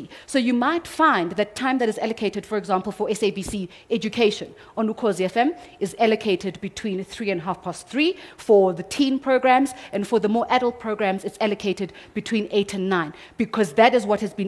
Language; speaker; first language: English; non-native, local second language; Zulu